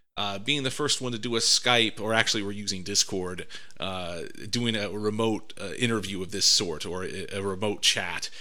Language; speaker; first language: English; native; English